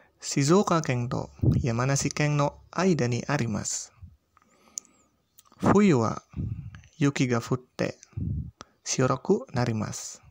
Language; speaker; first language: Japanese; non-native, fluent; Indonesian